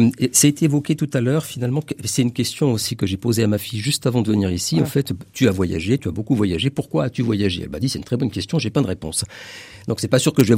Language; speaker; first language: French; native; French